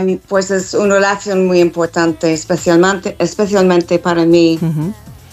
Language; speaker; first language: Spanish; non-native, fluent; English